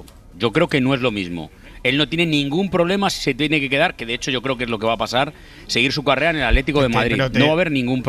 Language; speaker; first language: Spanish; native; Spanish